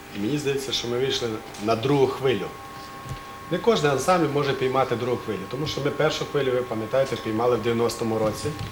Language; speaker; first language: Ukrainian; native; Ukrainian